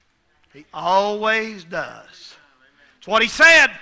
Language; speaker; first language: English; native; English